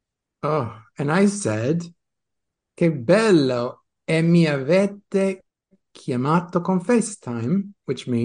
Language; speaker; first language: Italian; non-native, fluent; English